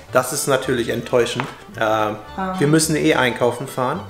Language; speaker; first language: German; native; German